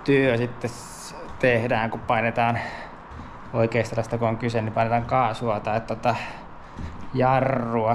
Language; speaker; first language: Finnish; native; Finnish